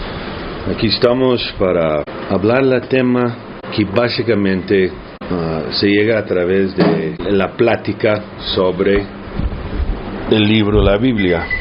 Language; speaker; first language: Spanish; early bilingual, heritage; English